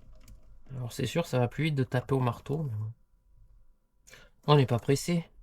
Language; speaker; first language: French; native; French